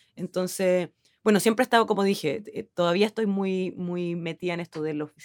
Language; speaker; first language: Spanish; native; Spanish